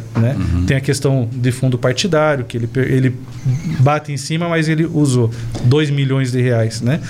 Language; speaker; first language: Portuguese; native; Portuguese